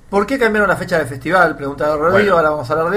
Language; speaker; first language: Spanish; native; Spanish